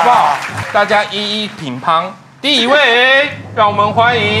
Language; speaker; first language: Chinese; native; Chinese